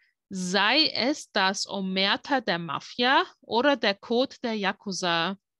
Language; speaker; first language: German; native; German